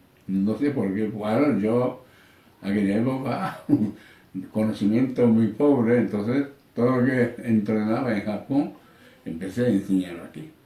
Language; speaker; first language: Spanish; non-native, learner; Japanese